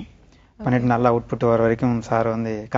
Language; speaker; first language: Tamil; native; Tamil